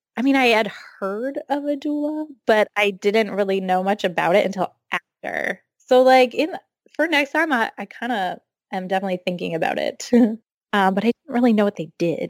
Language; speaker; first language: English; native; English